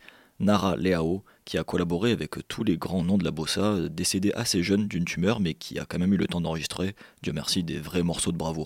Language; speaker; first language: French; native; French